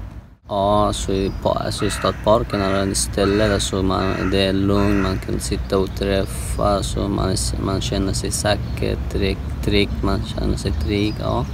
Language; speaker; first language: Swedish; early bilingual, other home language; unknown